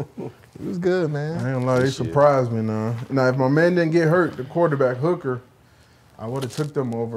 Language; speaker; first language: English; native; English